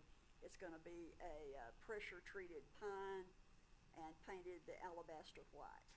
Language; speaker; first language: English; native; English